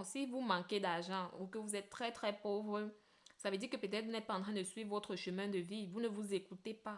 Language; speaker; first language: French; native; French